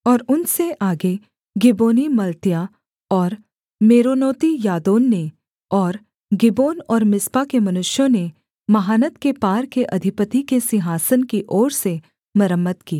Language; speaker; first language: Hindi; native; Hindi